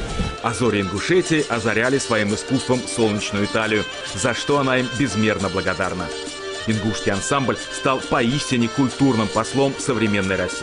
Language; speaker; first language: Russian; native; Russian